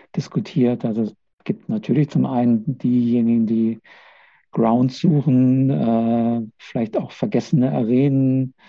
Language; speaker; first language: German; native; German